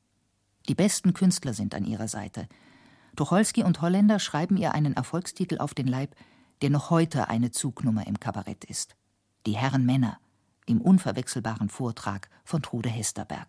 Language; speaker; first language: German; native; German